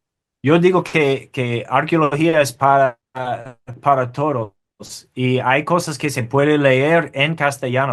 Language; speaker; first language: Spanish; non-native, fluent; English